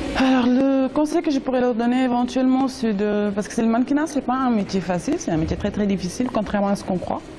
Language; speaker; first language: French; non-native, local second language; Wolof